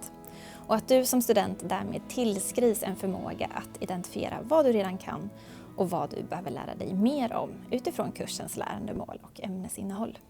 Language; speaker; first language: Swedish; native; Swedish